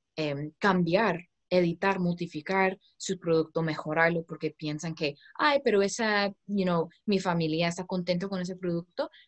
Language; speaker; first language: Spanish; non-native, fluent; English